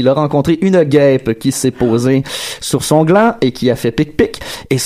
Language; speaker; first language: French; native; French